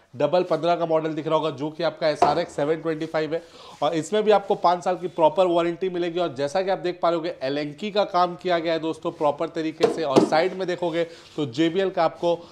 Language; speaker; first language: Hindi; native; Hindi